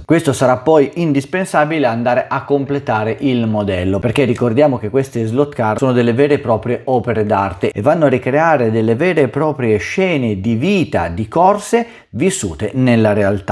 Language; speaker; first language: Italian; native; Italian